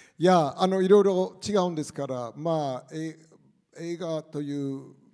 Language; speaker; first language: Japanese; non-native, fluent; English